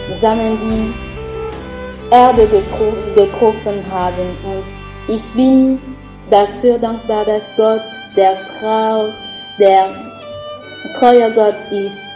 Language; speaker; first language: German; non-native, learner; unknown